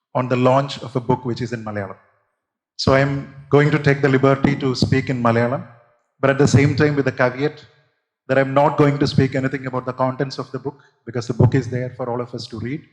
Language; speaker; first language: English; non-native, local second language; Malayalam